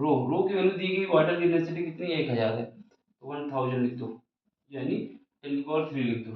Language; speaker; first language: Hindi; native; Hindi